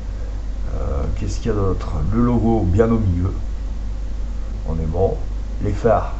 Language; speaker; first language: French; native; French